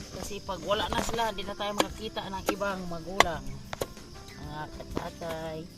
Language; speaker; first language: Filipino; non-native, local second language; Cebuano